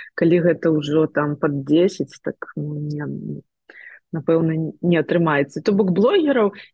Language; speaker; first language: Belarusian; non-native, local second language; Russian